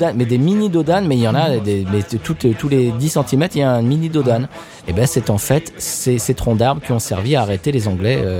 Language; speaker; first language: French; native; French